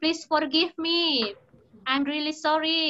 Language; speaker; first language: English; non-native, fluent; Indonesian